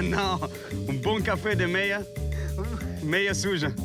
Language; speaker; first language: Portuguese; non-native, learner; French